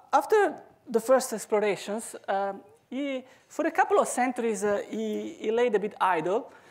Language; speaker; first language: English; non-native, fluent; Italian